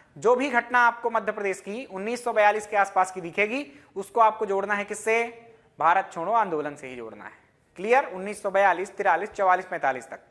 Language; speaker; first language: Hindi; native; Hindi